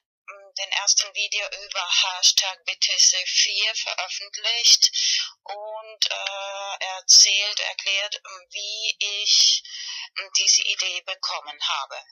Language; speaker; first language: German; non-native, fluent; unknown